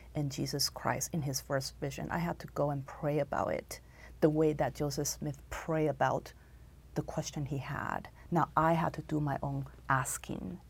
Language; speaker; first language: English; non-native, fluent; Chinese